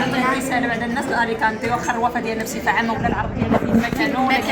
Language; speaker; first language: Arabic; native; Arabic